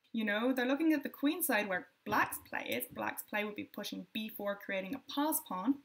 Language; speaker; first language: English; native; English